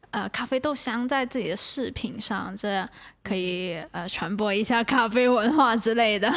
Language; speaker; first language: Chinese; non-native, local second language; Cantonese